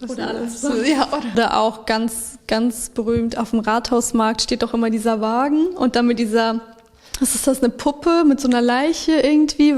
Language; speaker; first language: German; early bilingual, other home language; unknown